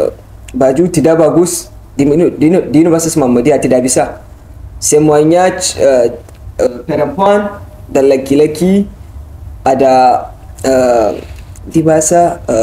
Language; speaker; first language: Indonesian; non-native, learner; Hausa